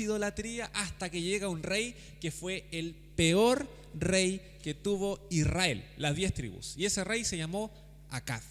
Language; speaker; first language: Spanish; native; Spanish